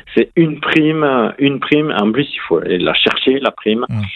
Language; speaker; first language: French; native; French